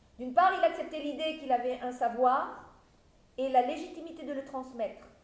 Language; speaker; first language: French; native; French